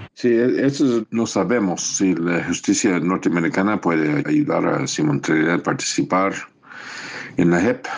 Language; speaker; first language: Spanish; non-native, fluent; English